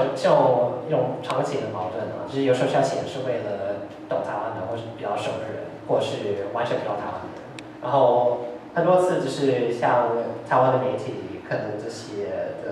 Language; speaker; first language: Chinese; early bilingual, heritage; English